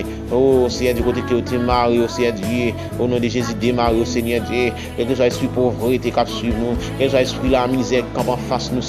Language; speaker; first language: French; non-native, local second language; Haitian Creole